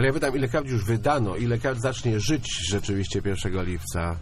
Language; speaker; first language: Polish; native; Polish